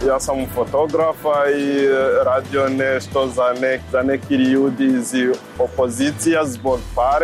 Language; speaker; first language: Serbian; non-native, learner; Rundi